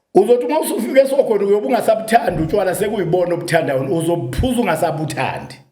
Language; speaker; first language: Zulu; native; Zulu